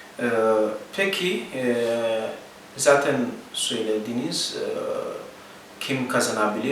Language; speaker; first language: Turkish; non-native, learner; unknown